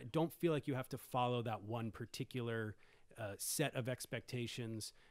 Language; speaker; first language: English; native; English